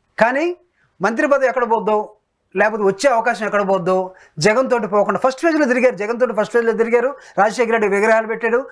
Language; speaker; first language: Telugu; native; Telugu